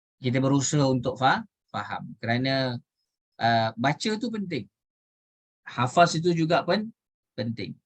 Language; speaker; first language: Malay; native; Malay